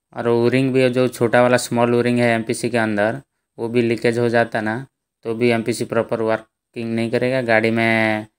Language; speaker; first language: Hindi; native; Hindi